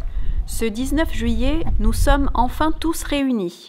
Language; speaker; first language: French; native; French